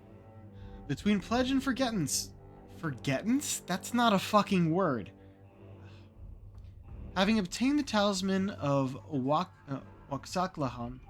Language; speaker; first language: English; native; English